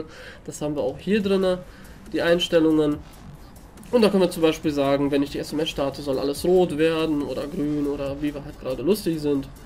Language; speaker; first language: German; native; German